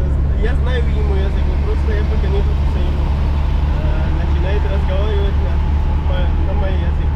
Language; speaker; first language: Russian; non-native, local second language; Kyrgyz